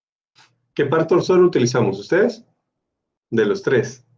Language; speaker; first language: Spanish; native; Spanish